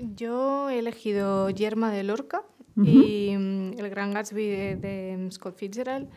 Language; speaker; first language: Spanish; early bilingual, other home language; Russian